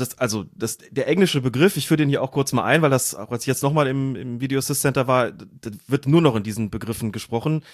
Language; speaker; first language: German; native; German